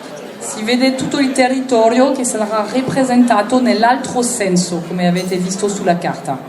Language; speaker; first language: Italian; non-native, learner; French